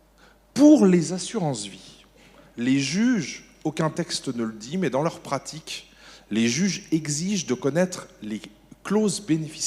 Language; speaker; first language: French; native; French